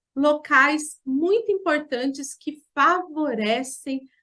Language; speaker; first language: Portuguese; native; Portuguese